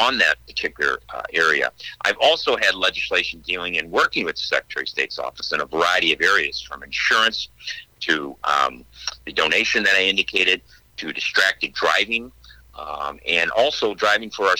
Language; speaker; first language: English; native; English